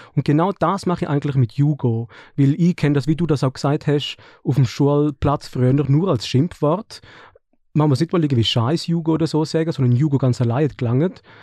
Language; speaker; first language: German; early bilingual, other home language; Serbian